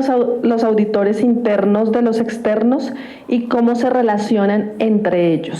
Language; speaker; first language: Spanish; native; Spanish